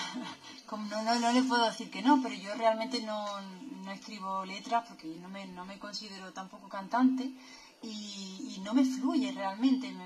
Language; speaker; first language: Spanish; native; Spanish